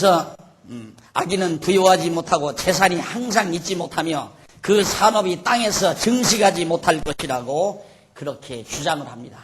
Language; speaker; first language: Korean; native; Korean